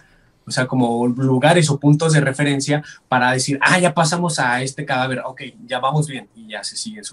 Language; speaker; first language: Spanish; native; Spanish